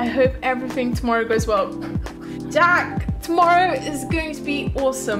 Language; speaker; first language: English; early bilingual, other home language; Turkish